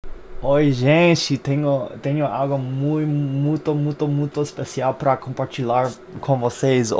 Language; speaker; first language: Portuguese; non-native, fluent; English